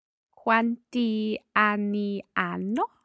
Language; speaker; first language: Italian; non-native, learner; English